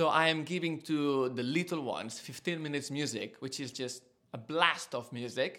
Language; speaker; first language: English; non-native, fluent; Spanish